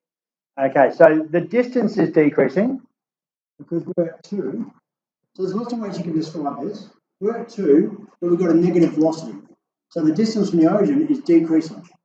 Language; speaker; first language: English; native; English